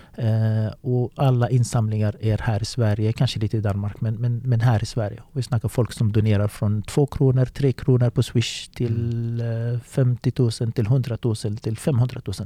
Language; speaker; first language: Swedish; early bilingual, other home language; Arabic